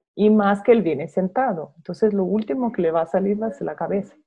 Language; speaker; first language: Spanish; non-native, fluent; Portuguese